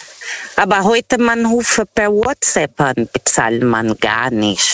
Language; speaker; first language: German; non-native, fluent; Portuguese